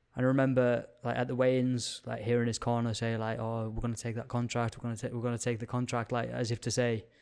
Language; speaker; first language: English; native; English